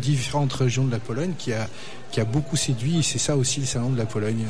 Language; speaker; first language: French; native; French